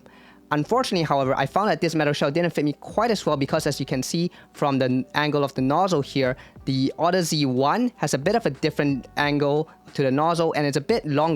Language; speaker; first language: English; native; English